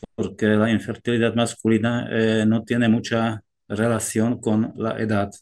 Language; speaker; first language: Spanish; non-native, fluent; Czech